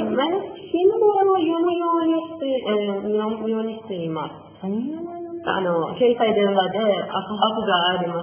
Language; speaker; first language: Japanese; non-native, learner; Persian